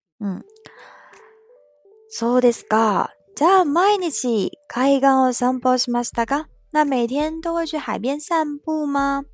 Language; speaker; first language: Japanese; non-native, fluent; Chinese